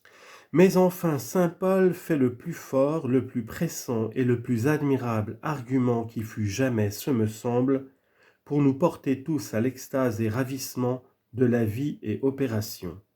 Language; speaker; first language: French; native; French